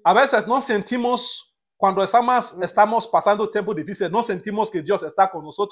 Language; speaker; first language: Spanish; non-native, learner; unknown